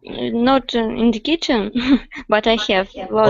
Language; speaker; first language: English; non-native, learner; Russian